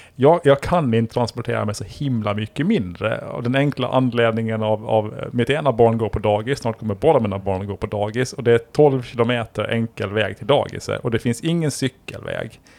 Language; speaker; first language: Swedish; native; Swedish